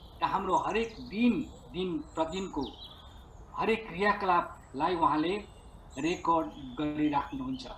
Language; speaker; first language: Nepali; native; Nepali